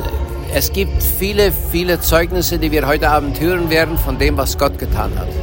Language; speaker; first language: German; early bilingual, heritage; Low German